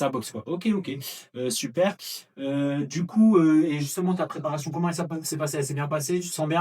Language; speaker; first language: French; native; French